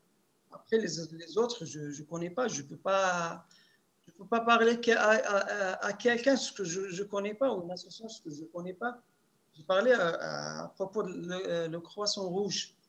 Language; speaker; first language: French; non-native, local second language; Arabic